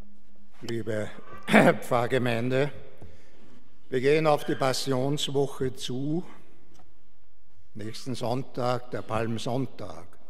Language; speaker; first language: German; native; German